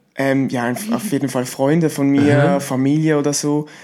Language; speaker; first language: German; native; German